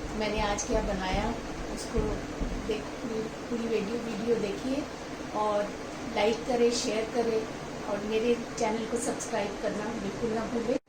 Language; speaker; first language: Hindi; non-native, local second language; Bangla